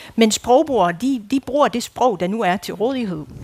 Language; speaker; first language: Danish; non-native, fluent; Dutch